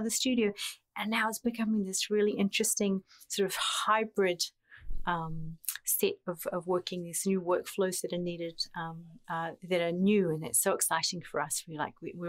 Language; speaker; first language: English; native; English